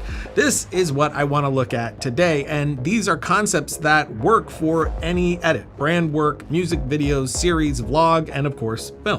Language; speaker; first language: English; native; English